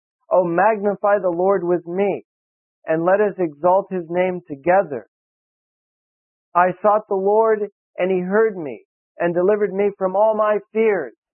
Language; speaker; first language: English; native; English